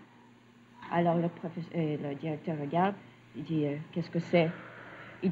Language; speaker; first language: French; early bilingual, other home language; Russian